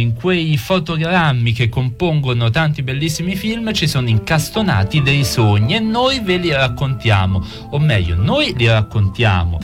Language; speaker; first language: Italian; native; Italian